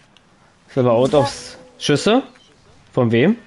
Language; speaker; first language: German; native; German